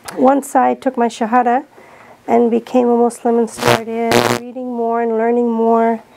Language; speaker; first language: English; native; English